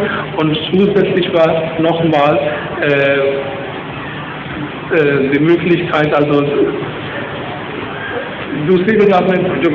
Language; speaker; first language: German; non-native, learner; Urdu